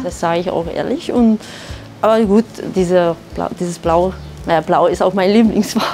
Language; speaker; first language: German; non-native, fluent; Hungarian